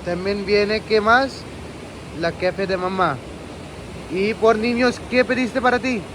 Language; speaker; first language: Spanish; non-native, learner; Hindi